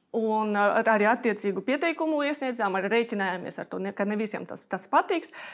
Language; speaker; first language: Latvian; non-native, local second language; Russian